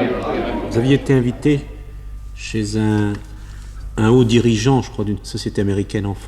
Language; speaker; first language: French; native; French